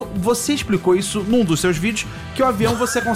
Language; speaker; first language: Portuguese; native; Portuguese